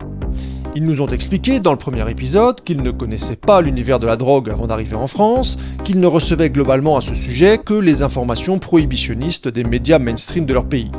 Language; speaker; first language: French; native; French